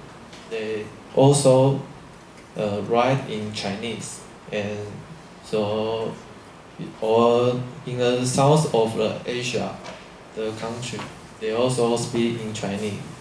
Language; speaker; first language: English; non-native, learner; Chinese